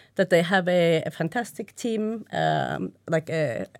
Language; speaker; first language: English; non-native, fluent; Turkish